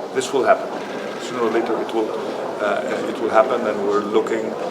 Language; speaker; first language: English; non-native, fluent; Greek